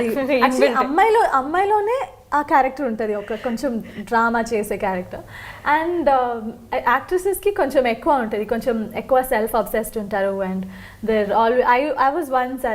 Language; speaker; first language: Telugu; non-native, local second language; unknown